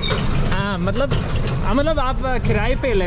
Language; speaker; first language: Hindi; non-native, learner; English